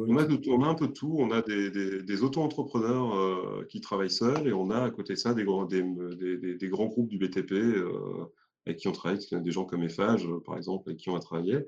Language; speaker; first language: French; native; French